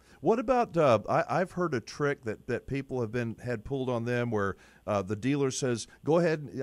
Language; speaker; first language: English; native; English